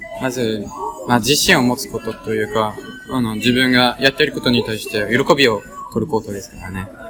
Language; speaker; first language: Japanese; non-native, fluent; French